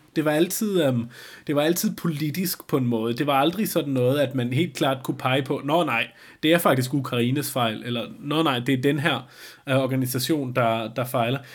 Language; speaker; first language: Danish; native; Danish